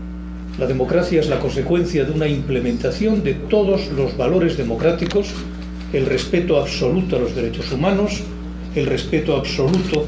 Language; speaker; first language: Spanish; native; Spanish